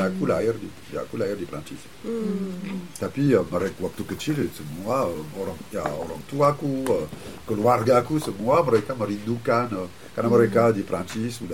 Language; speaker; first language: Indonesian; non-native, fluent; French